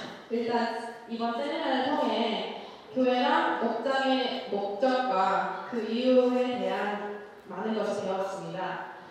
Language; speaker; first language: Korean; early bilingual, heritage; Korean